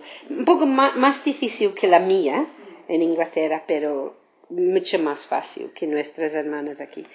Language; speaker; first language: Spanish; non-native, fluent; English